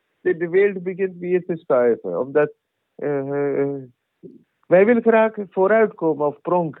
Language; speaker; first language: Dutch; non-native, learner; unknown